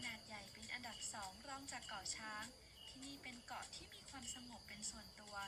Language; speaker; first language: Thai; native; Thai